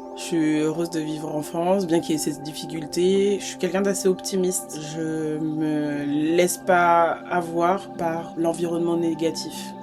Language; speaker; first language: French; native; French